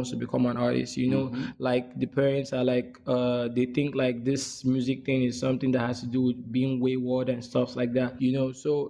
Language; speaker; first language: English; non-native, local second language; Igbo